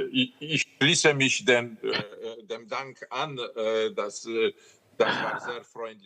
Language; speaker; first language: German; non-native, fluent; Polish